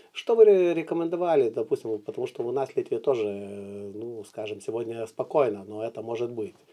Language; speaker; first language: Russian; non-native, fluent; Lithuanian